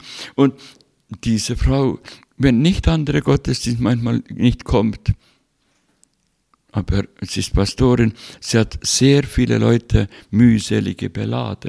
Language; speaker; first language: German; non-native, fluent; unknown